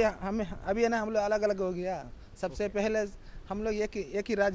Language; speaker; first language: Hindi; non-native, local second language; Malayalam